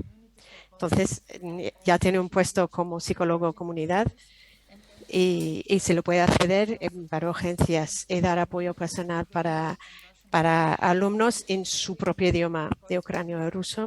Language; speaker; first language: Spanish; non-native, fluent; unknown